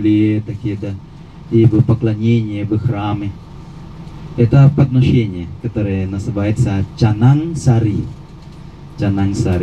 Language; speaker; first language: Russian; non-native, fluent; Balinese